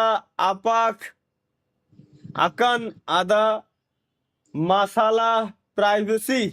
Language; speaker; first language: Indonesian; non-native, learner; Bangla